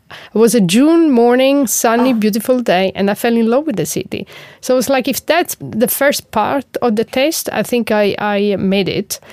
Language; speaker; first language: English; non-native, fluent; Italian